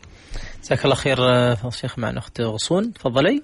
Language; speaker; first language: Arabic; native; Arabic